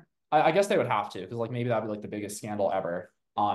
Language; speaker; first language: English; native; English